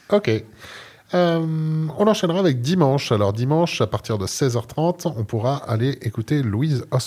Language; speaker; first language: French; native; French